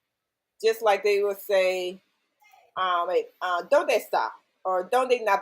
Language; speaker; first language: Spanish; non-native, learner; English